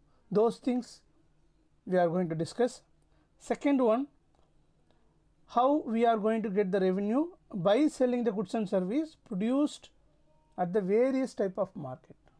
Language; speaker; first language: English; non-native, local second language; Tamil